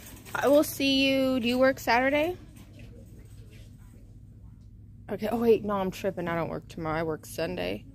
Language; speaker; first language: English; native; English